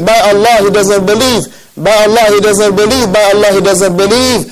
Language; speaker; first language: English; non-native, fluent; Arabic